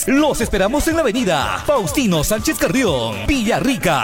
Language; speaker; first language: Spanish; native; Spanish